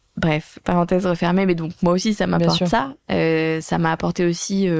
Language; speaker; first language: French; native; French